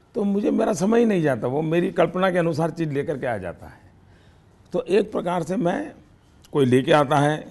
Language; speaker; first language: Hindi; non-native, local second language; Gujarati